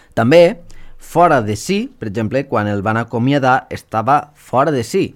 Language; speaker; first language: Catalan; native; Catalan